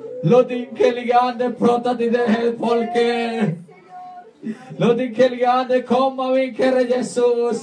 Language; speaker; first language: Swedish; non-native, learner; Spanish